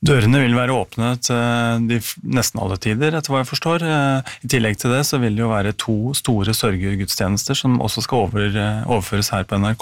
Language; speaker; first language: Norwegian; native; Norwegian